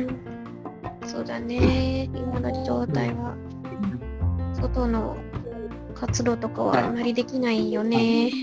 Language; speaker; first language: Japanese; non-native, learner; Malay